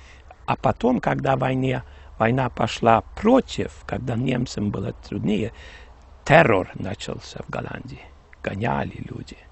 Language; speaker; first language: Russian; early bilingual, heritage; Russian